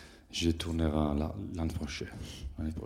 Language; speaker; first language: French; non-native, learner; Italian